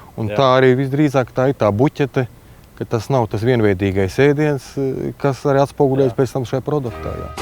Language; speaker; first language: Latvian; native; Latvian